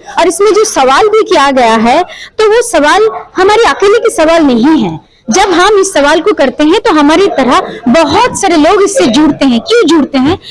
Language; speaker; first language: Hindi; native; Hindi